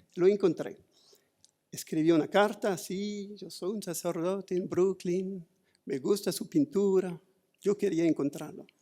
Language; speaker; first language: Spanish; non-native, fluent; French